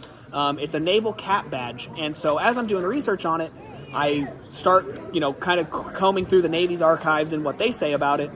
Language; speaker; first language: English; native; English